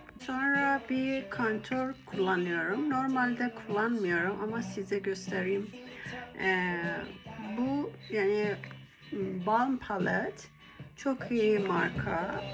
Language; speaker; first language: Turkish; non-native, learner; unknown